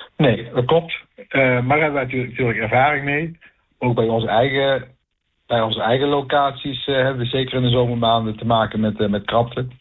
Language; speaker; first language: Dutch; native; Dutch